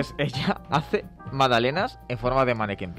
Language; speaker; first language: Spanish; native; Spanish